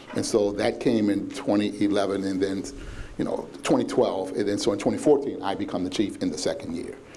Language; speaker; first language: English; native; English